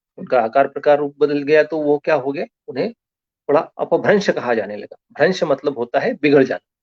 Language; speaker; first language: Hindi; non-native, local second language; Marathi